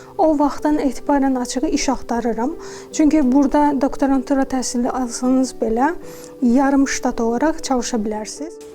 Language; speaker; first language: Azerbaijani; native; Azerbaijani